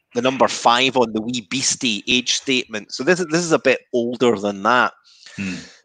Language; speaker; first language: English; native; English